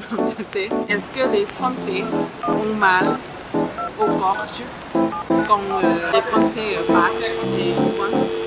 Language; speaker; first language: French; non-native, learner; Thai